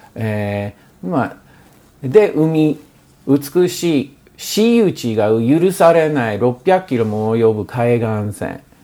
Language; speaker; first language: Japanese; non-native, fluent; English